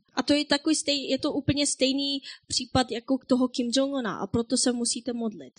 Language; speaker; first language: Czech; non-native, fluent; Korean